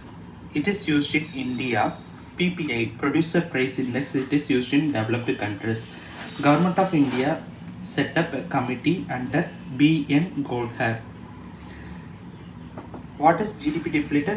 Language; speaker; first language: English; non-native, local second language; Tamil